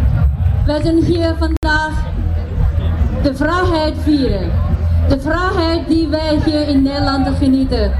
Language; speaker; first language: Dutch; non-native, fluent; Tibetan